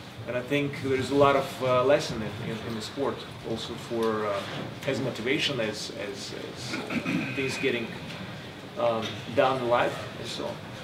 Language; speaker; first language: English; non-native, fluent; Russian